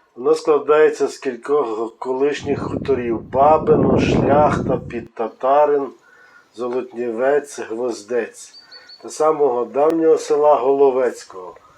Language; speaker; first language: Ukrainian; native; Ukrainian